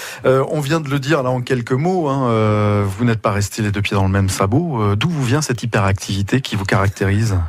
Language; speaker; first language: French; native; French